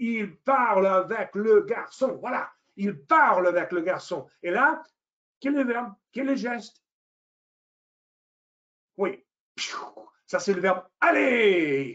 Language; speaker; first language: French; non-native, fluent; English